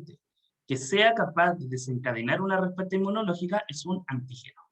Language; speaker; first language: Spanish; native; Spanish